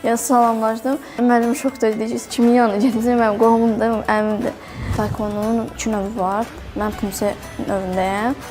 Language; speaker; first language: Azerbaijani; early bilingual, other home language; Chinese